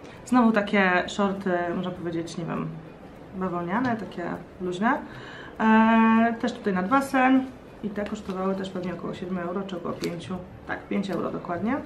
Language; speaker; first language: Polish; native; Polish